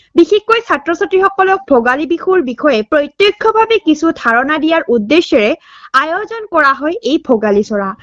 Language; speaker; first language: Assamese; native; Assamese